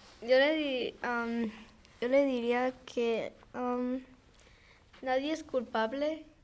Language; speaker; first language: Spanish; early bilingual, heritage; Spanish